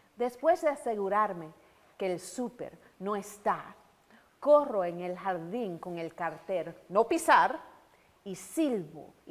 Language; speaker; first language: Spanish; early bilingual, heritage; Spanish